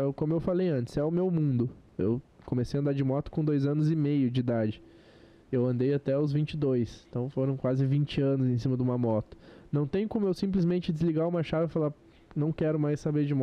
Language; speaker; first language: Portuguese; native; Portuguese